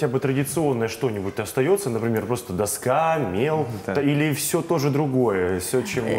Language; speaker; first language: Russian; native; Russian